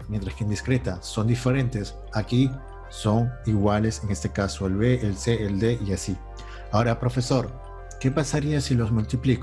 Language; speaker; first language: Spanish; native; Spanish